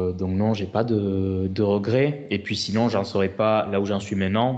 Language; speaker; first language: French; native; French